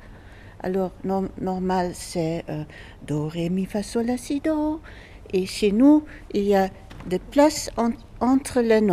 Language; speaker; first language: French; non-native, fluent; Dutch